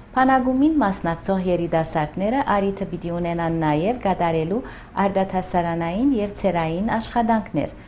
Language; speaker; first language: Armenian; early bilingual, heritage; Armenian